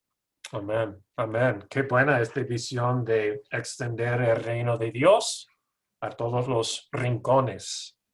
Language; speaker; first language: Spanish; non-native, learner; English